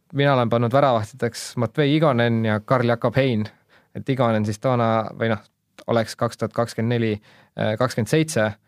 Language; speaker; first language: Estonian; native; Estonian